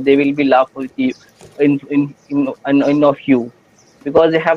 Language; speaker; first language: English; non-native, learner; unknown